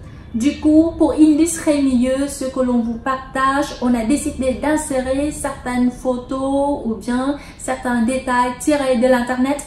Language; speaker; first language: French; non-native, fluent; Vietnamese